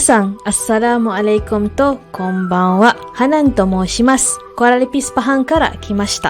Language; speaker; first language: Japanese; non-native, fluent; Malay